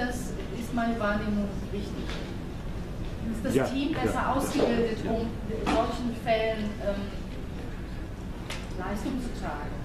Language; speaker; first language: German; non-native, fluent; Greek